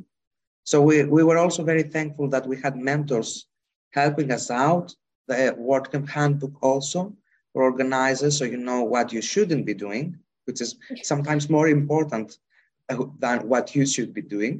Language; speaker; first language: English; non-native, fluent; Greek